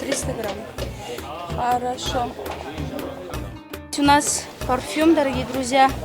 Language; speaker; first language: Russian; non-native, local second language; Tajik